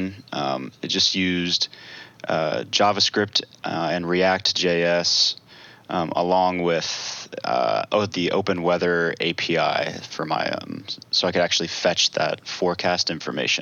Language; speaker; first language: English; native; English